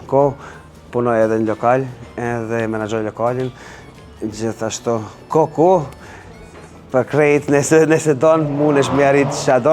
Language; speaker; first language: Albanian; early bilingual, heritage; Albanian